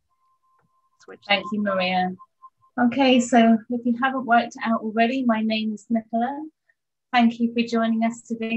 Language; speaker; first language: English; native; English